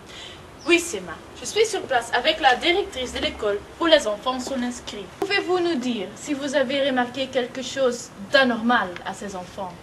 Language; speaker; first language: French; non-native, learner; Dutch